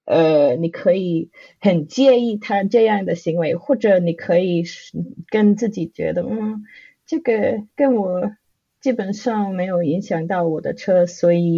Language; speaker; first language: Chinese; non-native, fluent; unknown